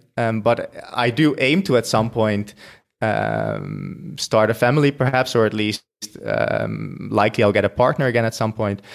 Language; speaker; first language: English; non-native, fluent; Dutch